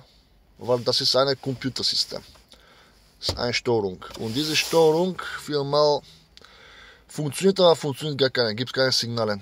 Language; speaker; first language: German; non-native, fluent; Bulgarian